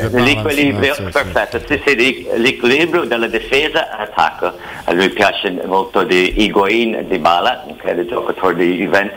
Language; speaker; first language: Italian; non-native, fluent; English